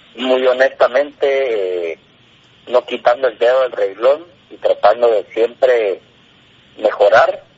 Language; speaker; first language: Spanish; native; Spanish